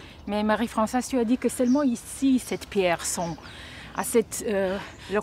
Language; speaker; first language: French; non-native, learner; Slovenian